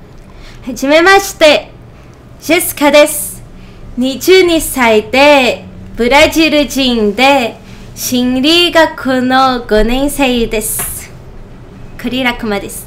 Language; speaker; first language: Japanese; non-native, learner; Portuguese